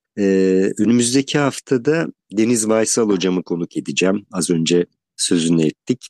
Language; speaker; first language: Turkish; native; Turkish